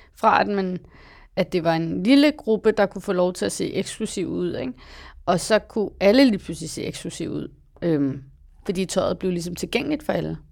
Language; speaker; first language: Danish; early bilingual, other home language; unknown